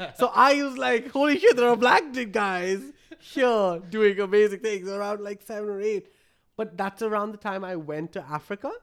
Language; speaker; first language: English; non-native, local second language; Malayalam